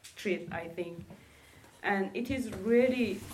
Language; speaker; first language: English; non-native, learner; Persian